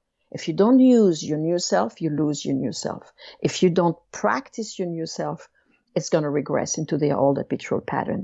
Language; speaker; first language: English; non-native, fluent; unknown